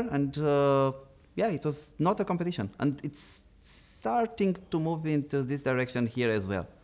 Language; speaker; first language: English; non-native, fluent; Romanian